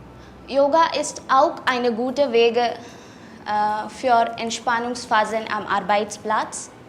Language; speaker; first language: German; non-native, fluent; Malayalam